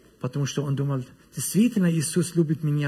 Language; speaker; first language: Russian; non-native, learner; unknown